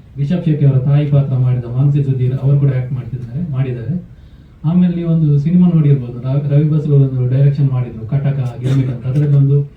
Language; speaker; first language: Kannada; non-native, local second language; Tulu